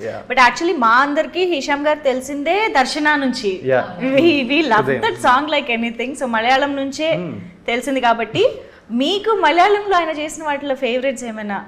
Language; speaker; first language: Telugu; native; Telugu